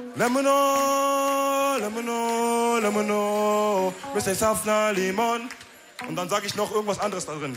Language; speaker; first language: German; early bilingual, other home language; Wolof